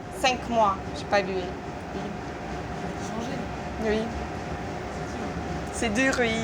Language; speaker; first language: French; non-native, learner; Russian